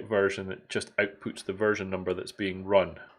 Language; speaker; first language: English; native; English